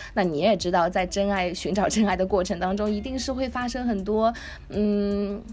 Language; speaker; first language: Chinese; native; Chinese